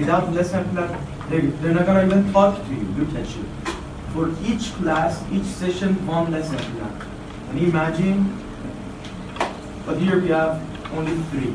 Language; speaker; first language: English; non-native, fluent; Persian